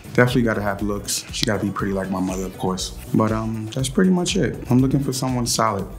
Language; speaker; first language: English; native; English